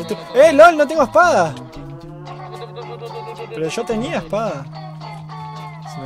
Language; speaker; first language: Spanish; native; Spanish